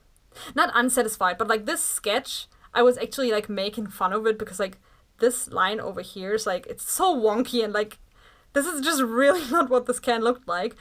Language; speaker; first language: English; non-native, fluent; German